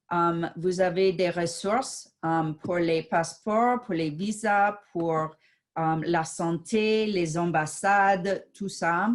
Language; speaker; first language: French; non-native, fluent; English